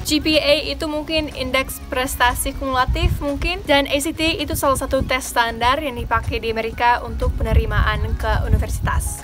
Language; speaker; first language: Indonesian; non-native, fluent; English